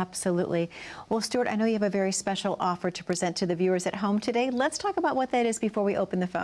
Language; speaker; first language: English; native; English